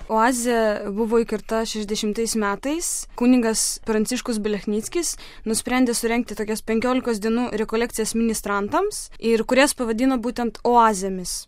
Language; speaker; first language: Lithuanian; non-native, local second language; Polish